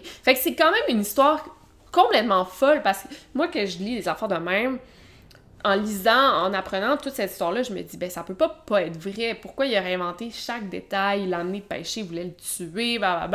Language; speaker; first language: French; native; French